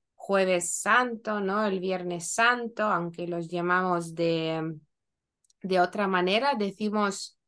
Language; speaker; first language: Spanish; non-native, fluent; Lithuanian